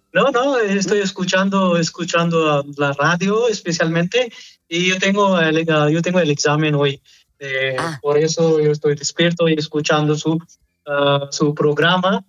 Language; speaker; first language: Spanish; non-native, learner; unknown